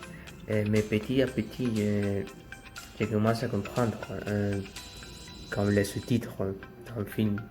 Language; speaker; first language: French; non-native, learner; Spanish